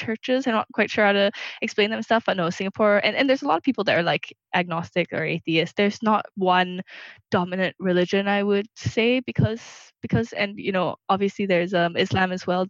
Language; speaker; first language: English; native; English